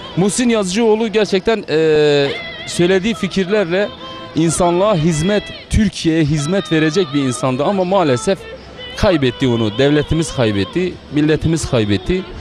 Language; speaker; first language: Turkish; non-native, local second language; Kurdish